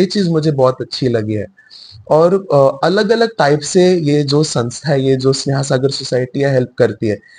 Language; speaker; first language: Hindi; native; Hindi